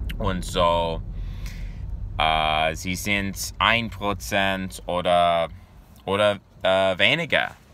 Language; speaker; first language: German; non-native, learner; English